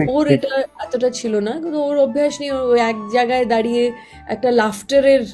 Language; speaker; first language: Bangla; non-native, local second language; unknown